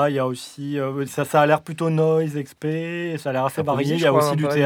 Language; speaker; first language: French; native; French